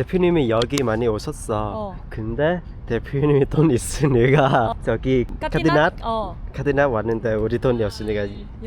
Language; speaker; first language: Korean; non-native, fluent; Vietnamese